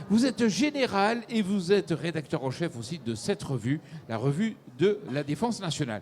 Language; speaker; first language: French; native; French